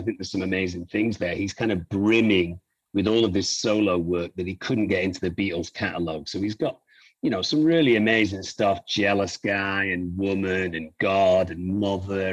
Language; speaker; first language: English; native; English